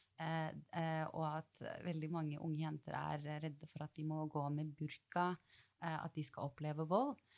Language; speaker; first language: Norwegian; early bilingual, other home language; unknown